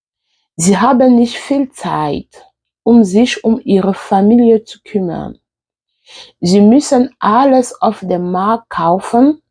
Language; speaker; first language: German; non-native, fluent; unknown